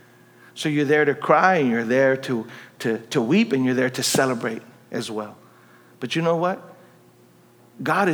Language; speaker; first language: English; native; English